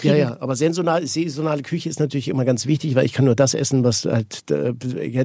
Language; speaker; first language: German; native; German